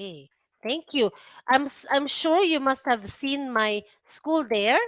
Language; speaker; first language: English; non-native, fluent; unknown